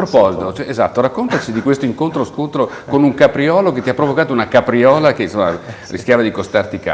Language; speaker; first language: Italian; native; Italian